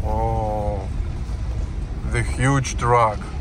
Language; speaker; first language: English; non-native, learner; Russian